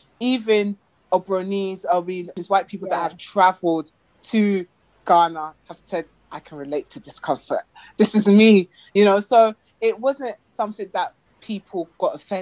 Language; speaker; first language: English; native; English